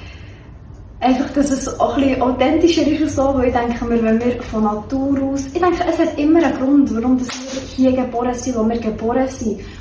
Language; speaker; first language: German; native; German